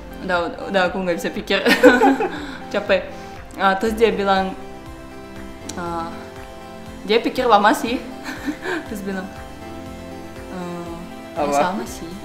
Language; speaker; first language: Indonesian; non-native, learner; Russian